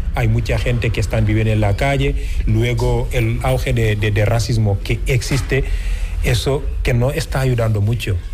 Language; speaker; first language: Spanish; non-native, fluent; Wolof